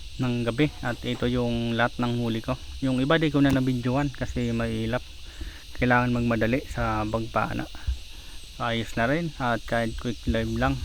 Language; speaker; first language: Filipino; non-native, local second language; Bikol